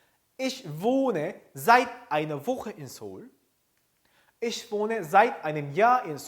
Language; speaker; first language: German; non-native, fluent; Korean